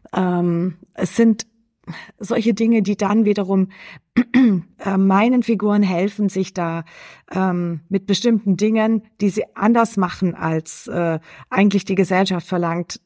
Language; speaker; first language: German; native; German